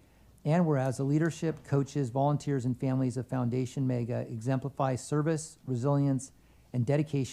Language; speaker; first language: English; native; English